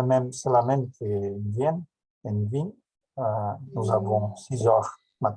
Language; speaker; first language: French; non-native, learner; Portuguese